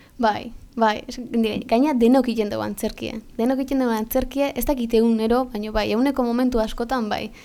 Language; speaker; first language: Basque; native; Basque